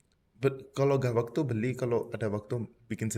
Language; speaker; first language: Indonesian; non-native, fluent; Punjabi